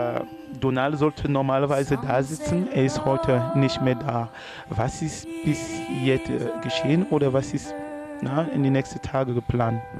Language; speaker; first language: German; non-native, fluent; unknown